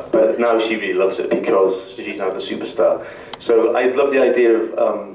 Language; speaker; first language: English; native; English